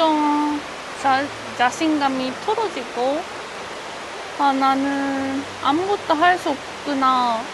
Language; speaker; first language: Korean; non-native, fluent; Japanese